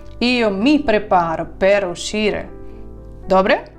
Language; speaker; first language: Italian; non-native, fluent; Ukrainian